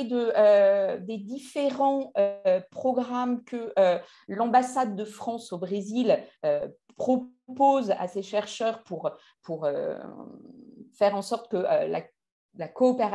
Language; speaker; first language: French; native; French